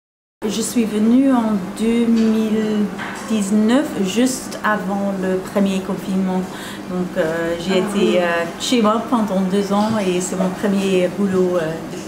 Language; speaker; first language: French; non-native, fluent; English